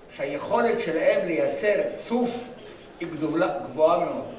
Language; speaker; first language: Hebrew; native; Hebrew